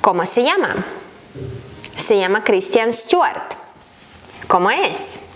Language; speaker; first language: Spanish; non-native, fluent; Ukrainian